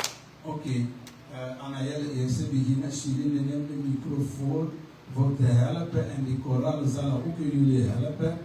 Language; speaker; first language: Dutch; non-native, learner; French